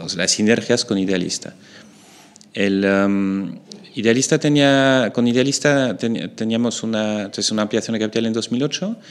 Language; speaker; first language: Spanish; non-native, fluent; French